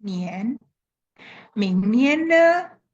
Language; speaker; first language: Chinese; non-native, fluent; Indonesian